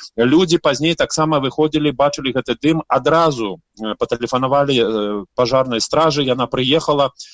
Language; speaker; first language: Belarusian; native; Belarusian